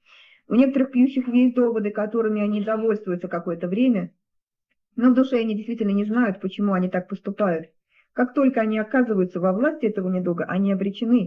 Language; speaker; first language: Russian; native; Russian